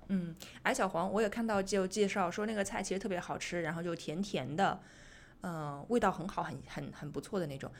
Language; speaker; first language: Chinese; native; Chinese